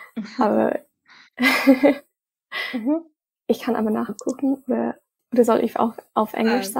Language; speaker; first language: German; non-native, fluent; English